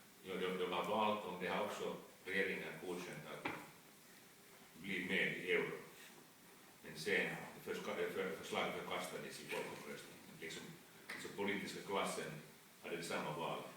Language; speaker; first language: Swedish; non-native, fluent; Finnish